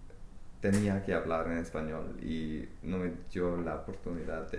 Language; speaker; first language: Spanish; non-native, fluent; English